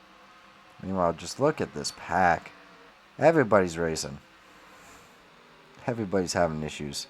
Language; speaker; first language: English; native; English